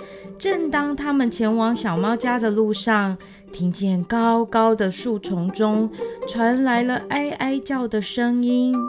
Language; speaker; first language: Chinese; native; Chinese